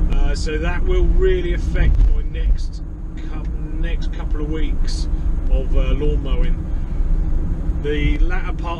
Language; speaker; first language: English; native; English